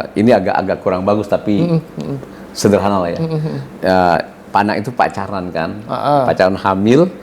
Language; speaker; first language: Indonesian; non-native, local second language; Sundanese